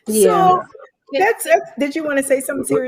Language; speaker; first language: English; native; English